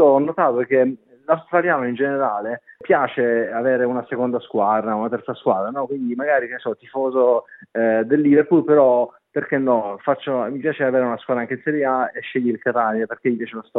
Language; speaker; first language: Italian; native; Italian